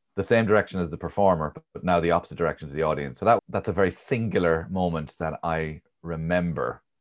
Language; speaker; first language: English; native; English